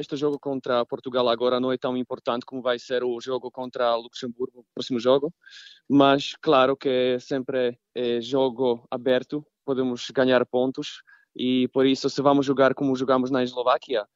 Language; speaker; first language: Portuguese; non-native, fluent; Slovak